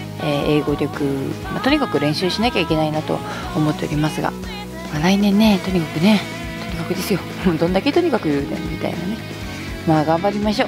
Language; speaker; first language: Japanese; native; Japanese